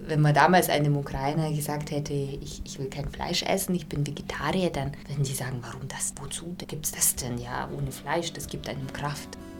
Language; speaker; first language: German; non-native, fluent; Russian